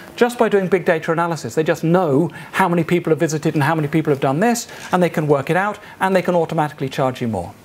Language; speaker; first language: English; native; English